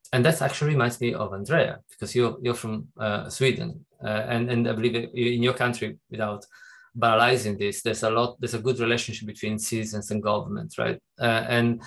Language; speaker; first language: English; non-native, fluent; Italian